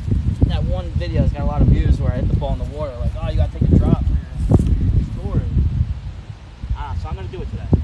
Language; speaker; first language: English; native; English